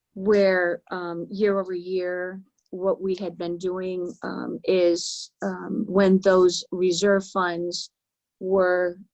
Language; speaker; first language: English; native; English